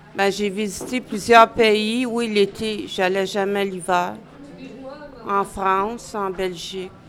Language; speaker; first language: French; native; French